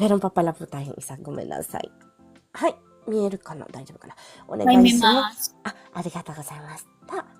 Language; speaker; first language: Japanese; non-native, fluent; Filipino